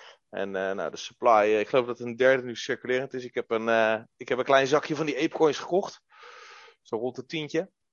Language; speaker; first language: Dutch; native; Dutch